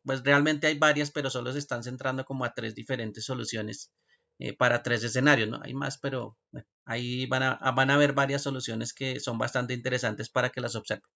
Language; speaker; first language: Spanish; native; Spanish